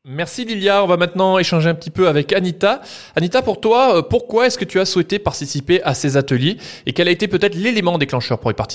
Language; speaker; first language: French; native; French